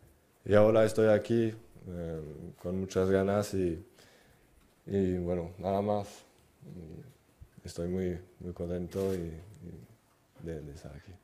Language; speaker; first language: Spanish; non-native, fluent; French